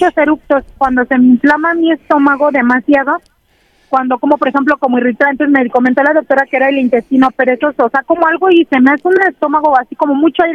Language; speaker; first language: Spanish; native; Spanish